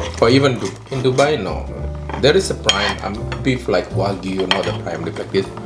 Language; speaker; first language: English; non-native, fluent; Indonesian